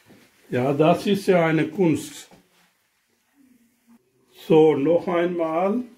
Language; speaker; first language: German; non-native, learner; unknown